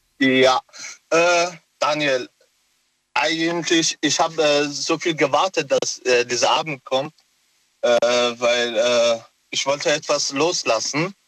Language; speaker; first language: German; non-native, local second language; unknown